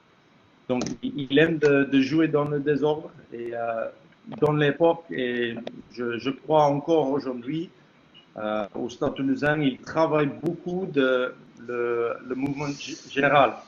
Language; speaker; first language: French; non-native, fluent; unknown